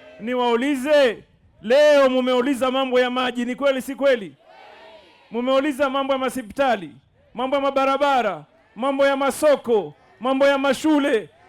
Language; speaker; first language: Swahili; native; Swahili